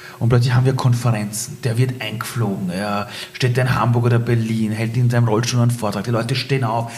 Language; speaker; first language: German; early bilingual, other home language; Persian